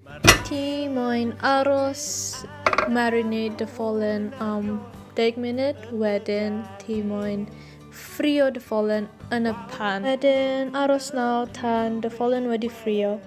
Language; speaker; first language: Welsh; non-native, learner; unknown